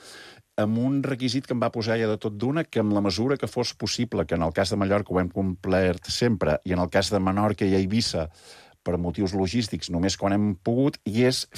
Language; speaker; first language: Catalan; native; Catalan